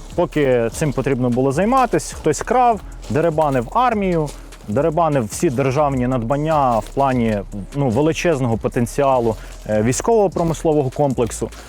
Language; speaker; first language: Ukrainian; native; Ukrainian